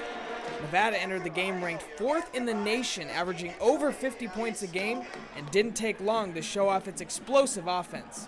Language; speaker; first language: English; native; English